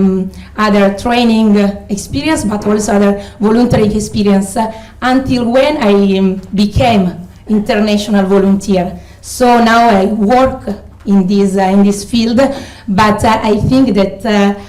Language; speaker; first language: English; non-native, fluent; Italian